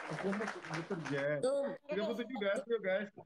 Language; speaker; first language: English; non-native, learner; Indonesian